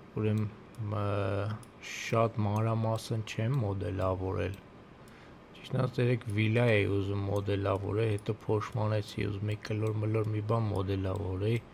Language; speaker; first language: Armenian; native; Armenian